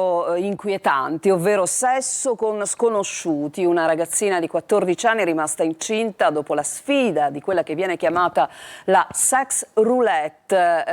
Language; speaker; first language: Italian; native; Italian